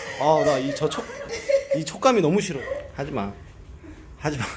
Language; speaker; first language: Korean; native; Korean